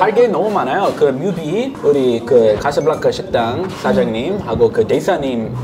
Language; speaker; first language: Korean; non-native, fluent; English